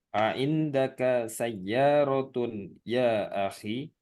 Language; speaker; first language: Arabic; non-native, learner; Indonesian